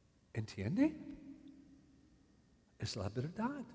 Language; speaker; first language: Spanish; non-native, learner; English